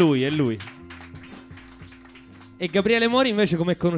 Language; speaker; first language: Italian; native; Italian